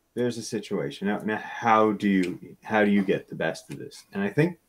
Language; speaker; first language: English; native; English